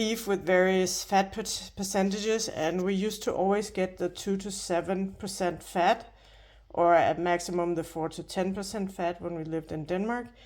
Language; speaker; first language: English; non-native, fluent; Danish